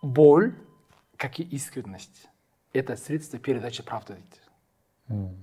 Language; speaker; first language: Russian; non-native, local second language; Kazakh